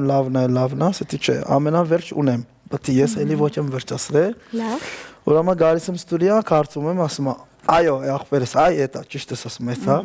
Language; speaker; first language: Armenian; non-native, learner; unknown